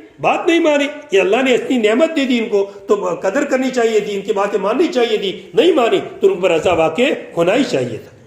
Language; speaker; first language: Urdu; non-native, local second language; Gujarati